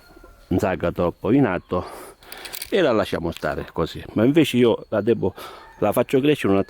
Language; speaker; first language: Italian; native; Italian